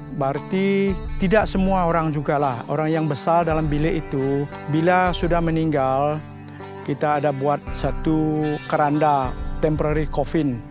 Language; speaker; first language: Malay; non-native, local second language; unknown